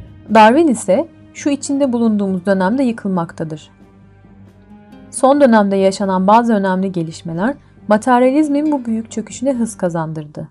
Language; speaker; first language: Turkish; native; Turkish